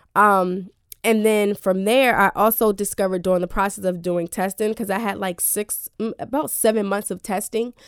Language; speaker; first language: English; native; English